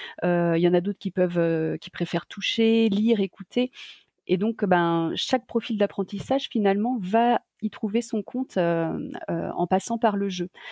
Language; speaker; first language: French; native; French